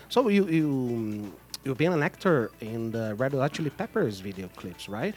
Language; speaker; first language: English; non-native, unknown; Portuguese